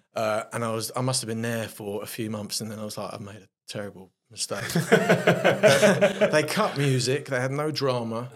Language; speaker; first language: English; native; English